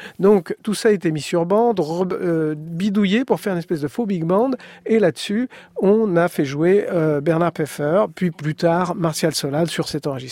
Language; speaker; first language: French; native; French